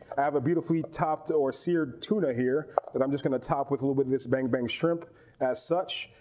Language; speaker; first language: English; native; English